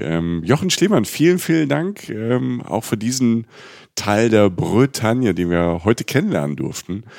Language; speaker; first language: German; native; German